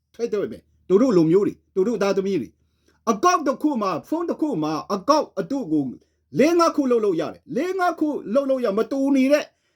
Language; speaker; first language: Burmese; non-native, local second language; Kachin